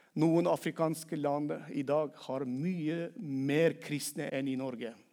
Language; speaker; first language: Norwegian; non-native, fluent; Turkmen